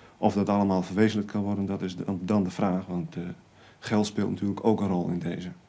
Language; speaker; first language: Dutch; native; Dutch